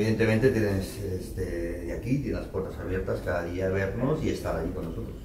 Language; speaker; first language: Spanish; native; Spanish